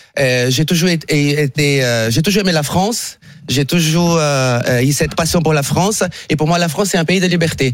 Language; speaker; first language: French; non-native, fluent; Portuguese